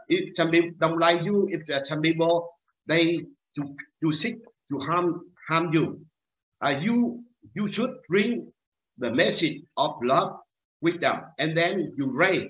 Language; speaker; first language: English; non-native, learner; Vietnamese